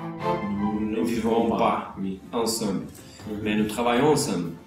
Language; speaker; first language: French; non-native, learner; Portuguese